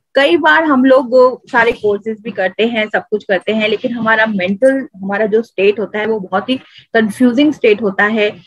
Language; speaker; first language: Hindi; native; Hindi